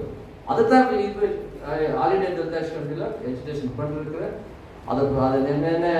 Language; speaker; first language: Tamil; non-native, learner; Kannada